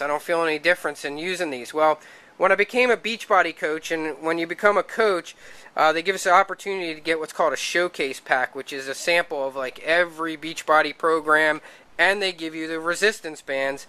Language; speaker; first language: English; native; English